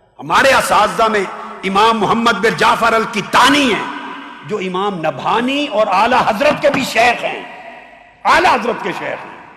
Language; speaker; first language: Urdu; non-native, local second language; Punjabi